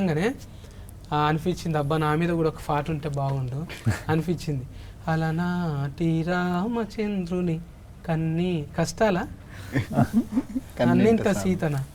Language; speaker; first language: Telugu; native; Telugu